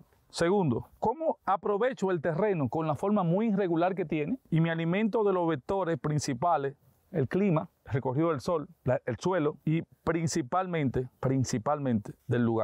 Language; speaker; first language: Spanish; native; Spanish